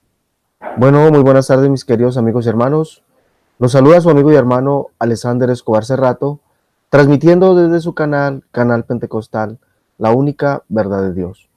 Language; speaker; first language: Spanish; native; Spanish